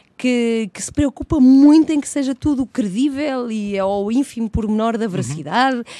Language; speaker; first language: Portuguese; early bilingual, heritage; Portuguese